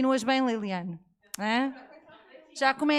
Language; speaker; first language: Portuguese; native; Portuguese